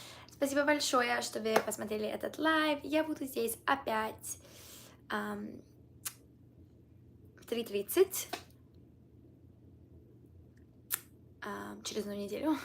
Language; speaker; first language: Russian; early bilingual, heritage; Russian